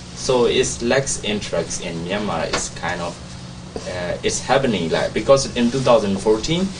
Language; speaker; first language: English; non-native, learner; Burmese